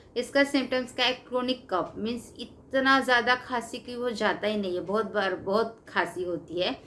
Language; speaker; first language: Hindi; non-native, local second language; Marathi